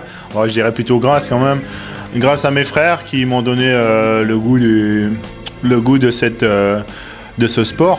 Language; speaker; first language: French; native; French